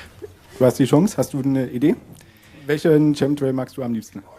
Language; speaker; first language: German; native; German